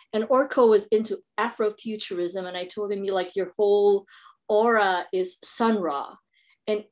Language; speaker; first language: English; non-native, local second language; Filipino